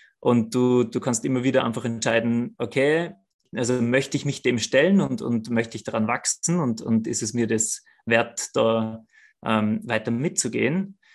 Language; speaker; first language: German; native; German